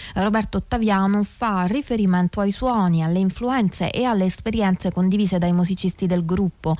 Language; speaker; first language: Italian; native; Italian